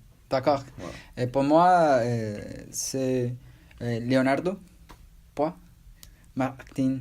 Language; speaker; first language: French; non-native, learner; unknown